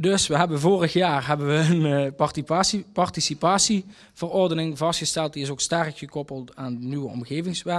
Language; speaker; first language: Dutch; native; Dutch